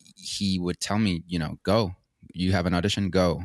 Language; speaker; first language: English; native; English